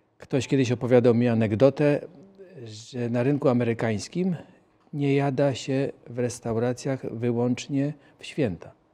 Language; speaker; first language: Polish; native; Polish